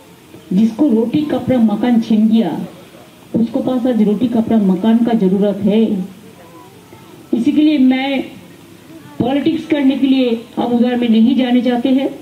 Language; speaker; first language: Hindi; non-native, local second language; Bangla